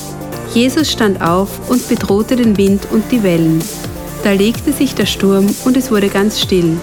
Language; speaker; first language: German; native; German